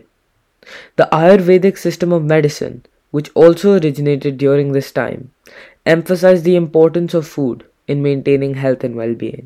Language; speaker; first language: English; non-native, local second language; Hindi